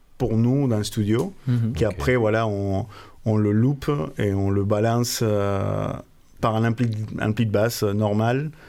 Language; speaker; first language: French; non-native, fluent; Spanish